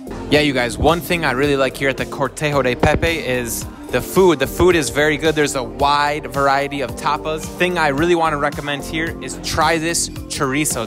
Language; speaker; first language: English; native; English